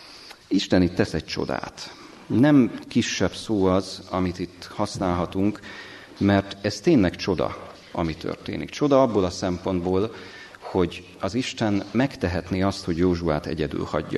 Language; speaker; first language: Hungarian; native; Hungarian